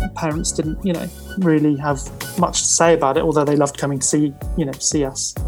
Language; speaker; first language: English; native; English